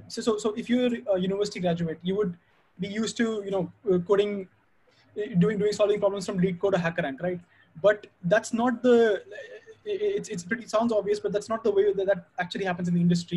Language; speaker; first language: English; non-native, local second language; Hindi